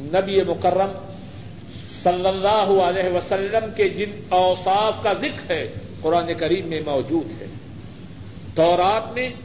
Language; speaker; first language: Urdu; non-native, local second language; Punjabi